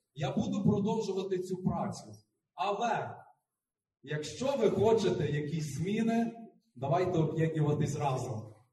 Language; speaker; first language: Ukrainian; native; Ukrainian